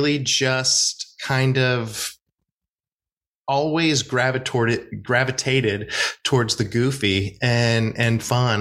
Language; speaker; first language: English; native; English